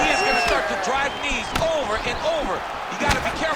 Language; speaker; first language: English; native; English